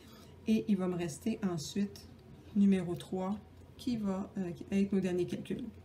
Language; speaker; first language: French; native; French